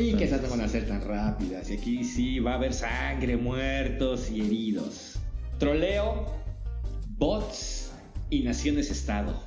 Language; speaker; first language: Spanish; native; Spanish